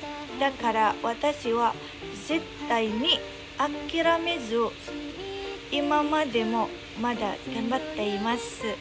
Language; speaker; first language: Japanese; non-native, learner; Indonesian